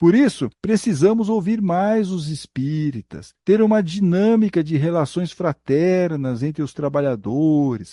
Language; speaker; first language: Portuguese; native; Portuguese